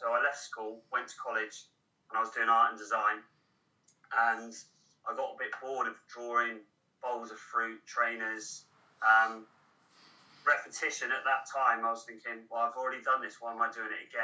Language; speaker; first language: English; native; English